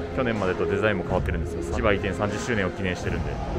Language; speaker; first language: Japanese; native; Japanese